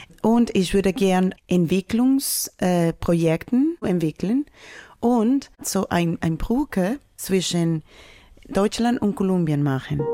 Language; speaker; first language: German; non-native, fluent; Spanish